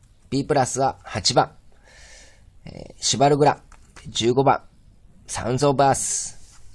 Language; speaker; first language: Japanese; native; Japanese